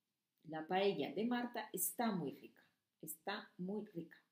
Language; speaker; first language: Spanish; non-native, fluent; German